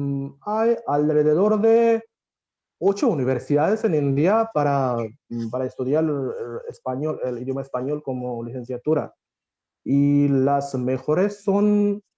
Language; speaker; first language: Spanish; non-native, fluent; Bangla